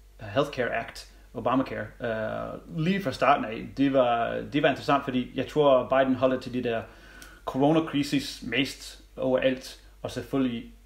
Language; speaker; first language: Danish; non-native, learner; English